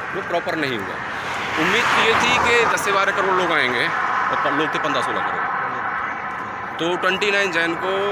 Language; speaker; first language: Hindi; native; Hindi